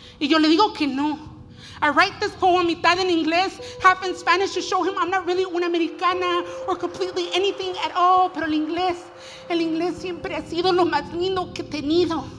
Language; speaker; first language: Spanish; early bilingual, heritage; Spanish